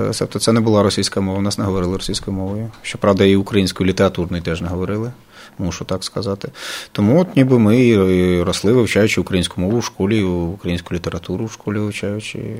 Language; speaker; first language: Ukrainian; native; Ukrainian